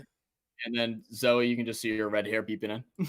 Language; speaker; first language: English; native; English